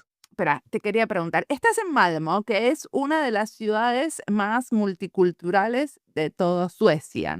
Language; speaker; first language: Spanish; native; Spanish